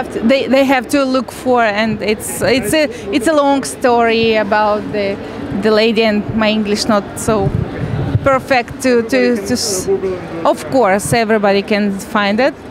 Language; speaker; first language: English; non-native, learner; Russian